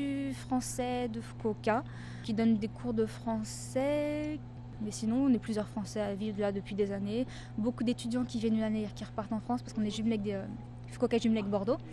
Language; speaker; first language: French; native; French